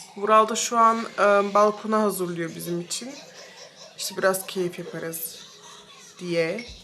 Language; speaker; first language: Turkish; early bilingual, heritage; Turkish